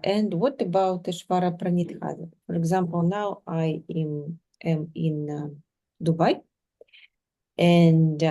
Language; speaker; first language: English; non-native, fluent; Russian